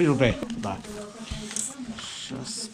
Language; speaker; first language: Russian; non-native, learner; English